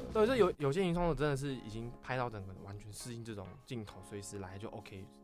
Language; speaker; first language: Chinese; native; Chinese